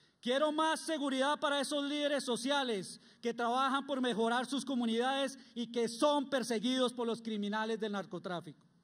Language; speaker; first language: Spanish; native; Spanish